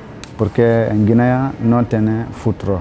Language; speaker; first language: Spanish; non-native, learner; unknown